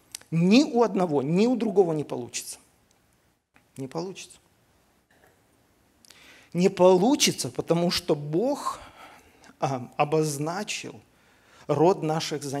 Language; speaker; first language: Russian; native; Russian